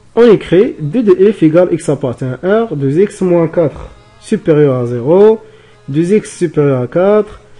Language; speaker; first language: French; non-native, local second language; Arabic